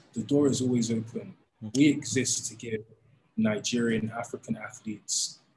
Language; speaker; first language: English; native; English